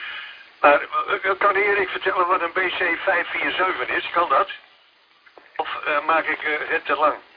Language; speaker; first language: Dutch; native; Dutch